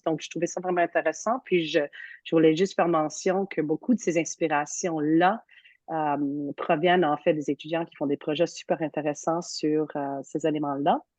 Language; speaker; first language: French; native; French